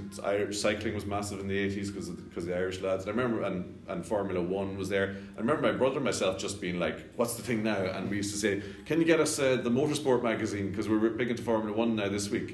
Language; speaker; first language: English; native; English